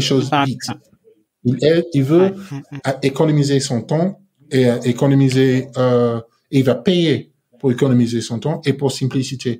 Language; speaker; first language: French; non-native, learner; English